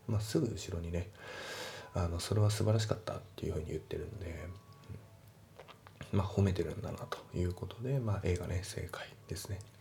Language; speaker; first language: Japanese; native; Japanese